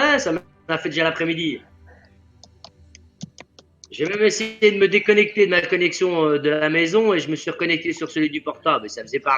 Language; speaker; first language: French; native; French